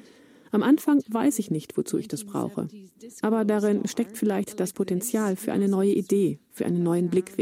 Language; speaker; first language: German; native; German